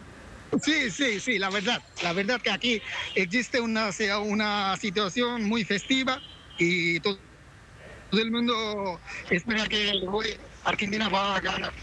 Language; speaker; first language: Spanish; non-native, fluent; Bangla